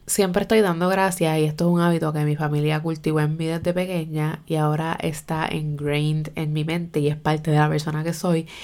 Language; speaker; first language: Spanish; native; Spanish